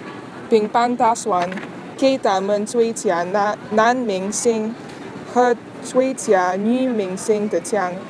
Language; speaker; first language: Chinese; non-native, learner; Filipino